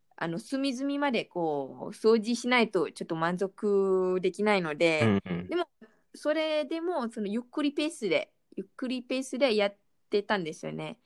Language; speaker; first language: Japanese; non-native, fluent; Malay